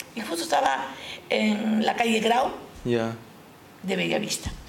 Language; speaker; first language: Spanish; non-native, local second language; Japanese